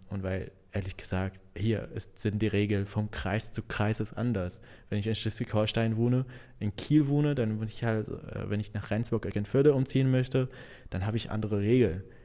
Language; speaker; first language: German; non-native, fluent; Arabic